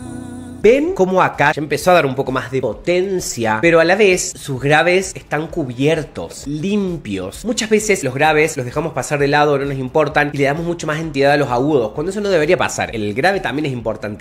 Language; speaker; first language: Spanish; native; Spanish